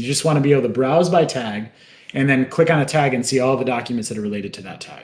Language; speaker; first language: English; native; English